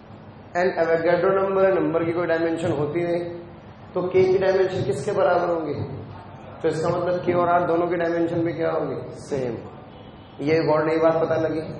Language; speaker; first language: Hindi; native; Hindi